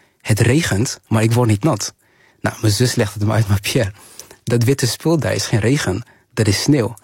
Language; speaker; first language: Dutch; early bilingual, other home language; Kinyarwanda